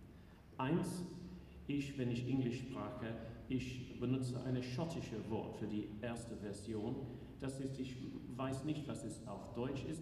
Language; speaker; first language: German; non-native, learner; English